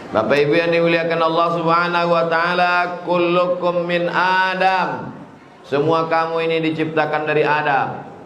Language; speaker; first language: Indonesian; native; Indonesian